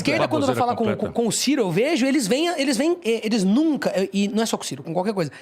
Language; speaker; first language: Portuguese; native; Portuguese